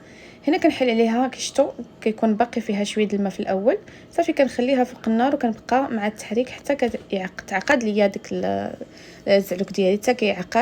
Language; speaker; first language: Arabic; native; Arabic